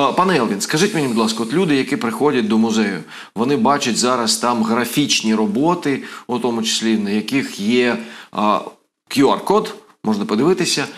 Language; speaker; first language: Ukrainian; non-native, local second language; Russian